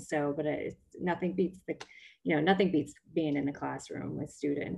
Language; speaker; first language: English; native; English